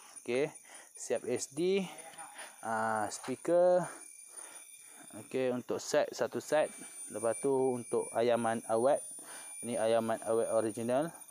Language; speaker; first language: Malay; non-native, local second language; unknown